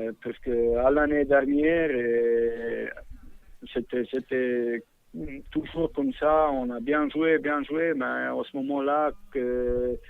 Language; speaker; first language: French; non-native, fluent; Bosnian